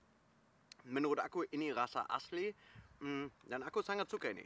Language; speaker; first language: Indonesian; non-native, fluent; German